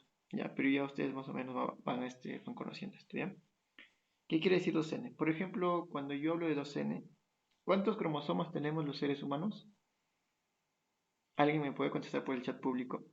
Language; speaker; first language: Spanish; native; Spanish